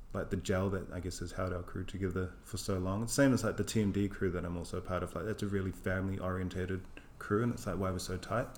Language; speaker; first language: English; native; English